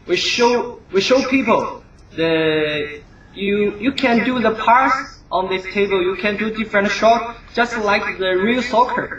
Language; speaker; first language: English; non-native, learner; Chinese